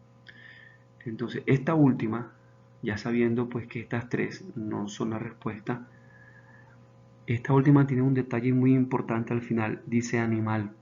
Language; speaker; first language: Spanish; native; Spanish